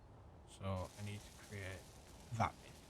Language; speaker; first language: English; native; English